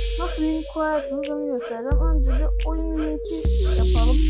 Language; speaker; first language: Turkish; native; Turkish